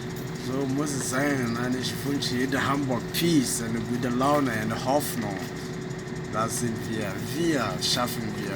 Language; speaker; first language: German; non-native, learner; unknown